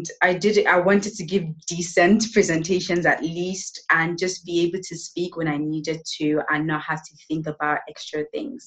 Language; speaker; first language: English; non-native, local second language; Yoruba